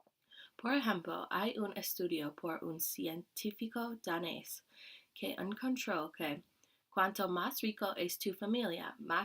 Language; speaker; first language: Spanish; non-native, learner; English